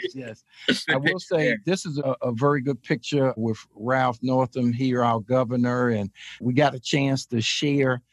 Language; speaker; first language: English; native; English